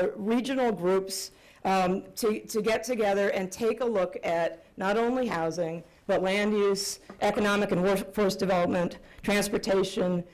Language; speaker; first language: English; native; English